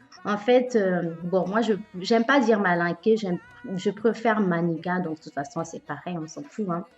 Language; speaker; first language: French; early bilingual, other home language; Bambara